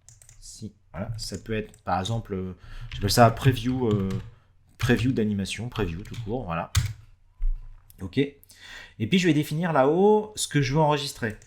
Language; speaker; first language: French; native; French